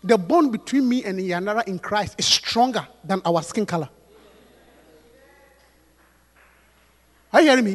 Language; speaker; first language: English; non-native, local second language; Akan